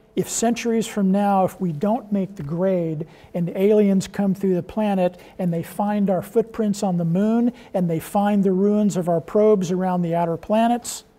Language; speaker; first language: English; native; English